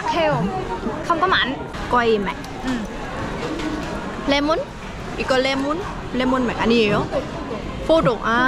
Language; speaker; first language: Korean; non-native, learner; Vietnamese